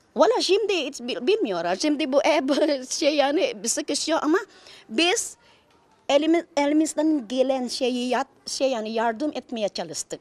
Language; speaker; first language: Turkish; non-native, learner; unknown